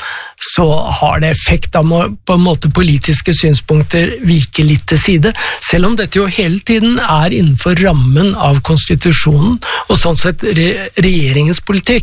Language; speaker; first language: Norwegian; native; Norwegian